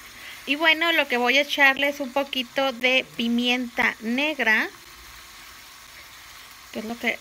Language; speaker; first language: Spanish; native; Spanish